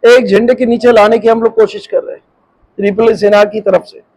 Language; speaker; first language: Hindi; non-native, local second language; Marathi